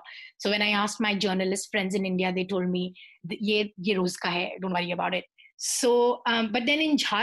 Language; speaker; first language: English; non-native, local second language; Hindi